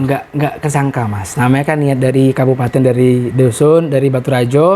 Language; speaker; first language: Malay; native; Malay